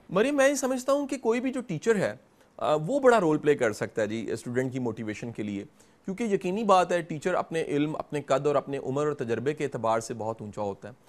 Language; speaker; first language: Urdu; non-native, local second language; Punjabi